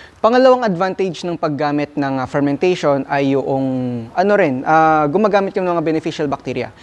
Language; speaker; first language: Filipino; non-native, local second language; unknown